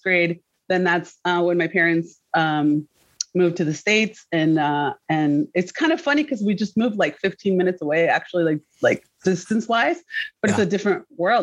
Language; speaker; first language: English; early bilingual, other home language; Spanish